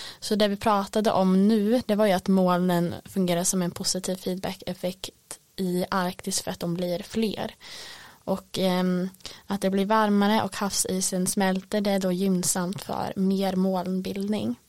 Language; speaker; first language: Swedish; native; Swedish